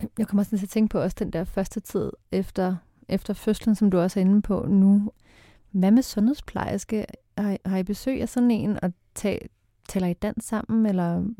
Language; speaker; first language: Danish; native; Danish